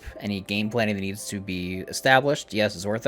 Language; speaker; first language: English; native; English